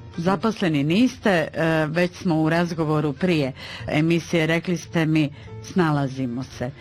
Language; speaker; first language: Bosnian; native; Bosnian